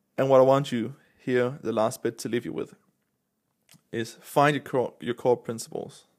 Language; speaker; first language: English; non-native, fluent; Danish